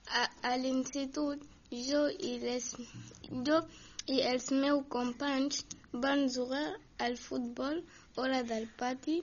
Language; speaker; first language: Catalan; non-native, learner; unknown